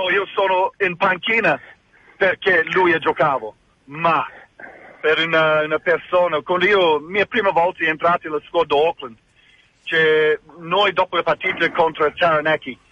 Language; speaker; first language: Italian; non-native, fluent; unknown